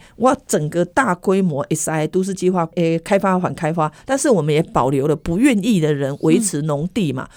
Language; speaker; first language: Chinese; native; Chinese